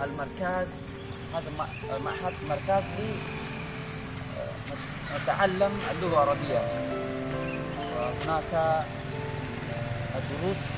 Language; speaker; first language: Arabic; non-native, learner; Indonesian